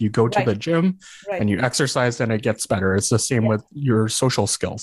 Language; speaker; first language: English; native; English